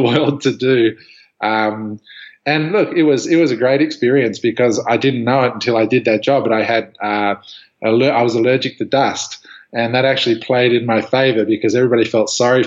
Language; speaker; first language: English; native; English